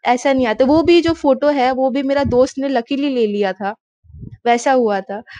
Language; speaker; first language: Hindi; non-native, local second language; Bangla